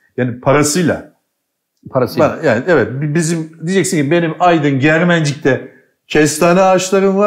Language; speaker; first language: Turkish; native; Turkish